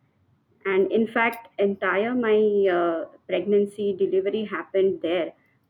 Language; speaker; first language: English; non-native, local second language; Marathi